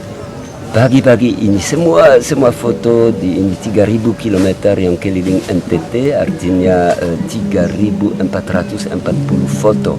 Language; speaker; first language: Indonesian; non-native, learner; French